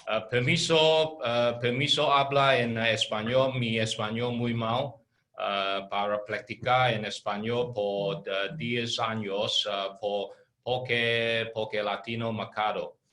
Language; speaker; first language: Spanish; non-native, learner; Cantonese